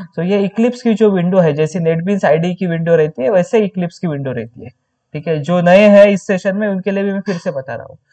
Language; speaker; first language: Hindi; non-native, local second language; Marathi